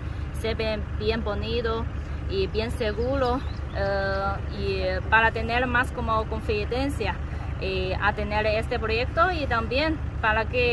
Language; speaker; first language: Spanish; non-native, learner; Chinese